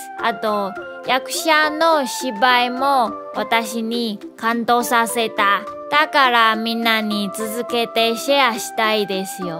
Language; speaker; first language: Japanese; non-native, learner; Chinese